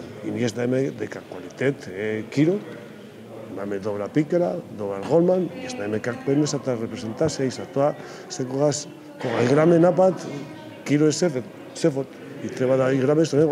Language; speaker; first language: Macedonian; non-native, learner; Spanish